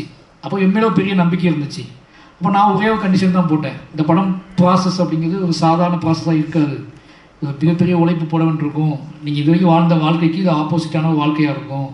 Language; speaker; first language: Tamil; native; Tamil